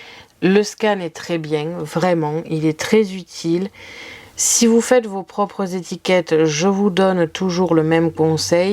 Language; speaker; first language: French; native; French